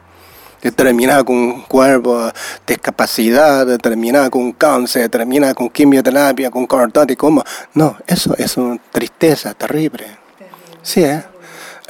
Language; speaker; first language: Spanish; non-native, learner; Chinese